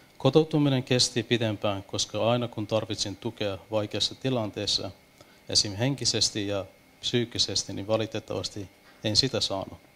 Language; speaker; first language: Finnish; non-native, fluent; Persian